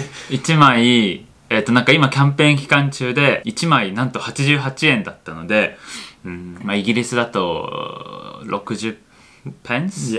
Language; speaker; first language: Japanese; native; Japanese